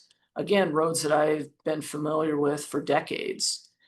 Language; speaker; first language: English; native; English